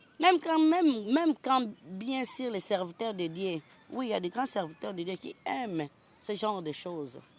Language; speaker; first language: French; non-native, local second language; Lingala